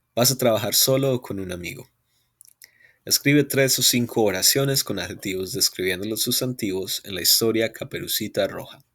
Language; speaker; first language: Spanish; early bilingual, heritage; Spanish